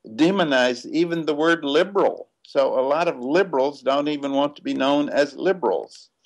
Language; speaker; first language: English; native; English